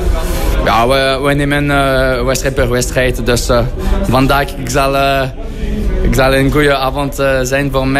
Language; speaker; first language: Dutch; non-native, fluent; French